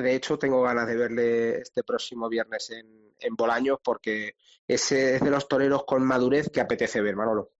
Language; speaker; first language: Spanish; native; Spanish